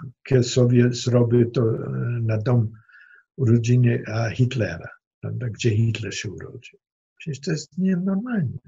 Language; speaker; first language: Polish; non-native, fluent; German